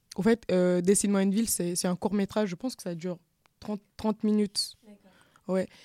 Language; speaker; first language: French; native; French